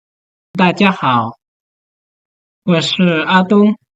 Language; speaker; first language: Chinese; non-native, fluent; Lao